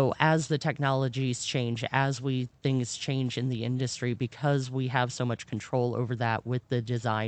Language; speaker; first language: English; native; English